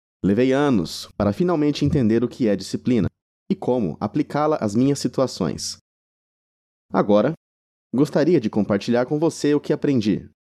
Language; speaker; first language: Portuguese; native; Portuguese